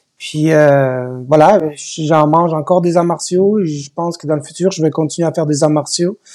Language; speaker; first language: French; native; French